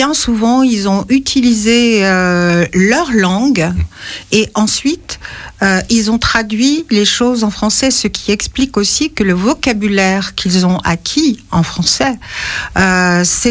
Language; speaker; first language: French; native; French